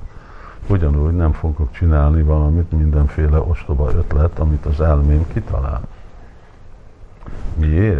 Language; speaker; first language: Hungarian; early bilingual, heritage; Hungarian